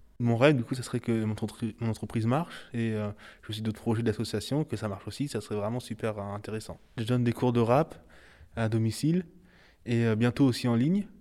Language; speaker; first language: French; early bilingual, other home language; Haitian Creole